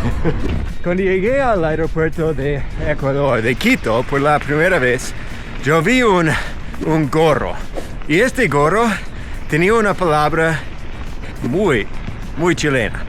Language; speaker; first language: Spanish; non-native, fluent; English